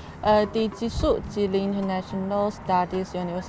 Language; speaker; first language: Indonesian; non-native, learner; Chinese